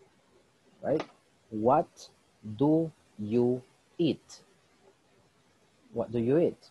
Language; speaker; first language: English; non-native, fluent; Spanish